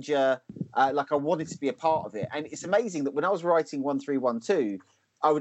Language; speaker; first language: English; native; English